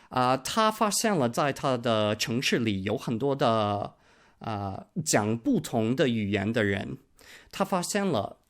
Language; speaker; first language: Chinese; non-native, learner; English